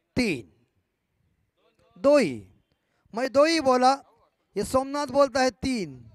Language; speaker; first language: Hindi; non-native, local second language; Marathi